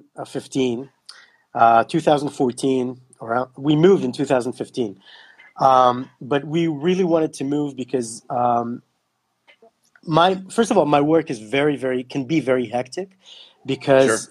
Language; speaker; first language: English; non-native, local second language; Hebrew